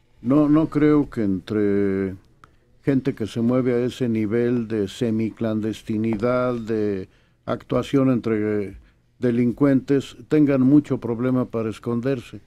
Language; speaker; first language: Spanish; native; Spanish